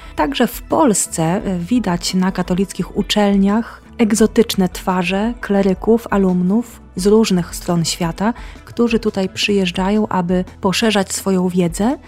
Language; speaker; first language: Polish; native; Polish